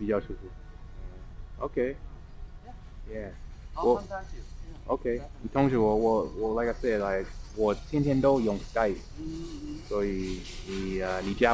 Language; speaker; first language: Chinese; non-native, fluent; English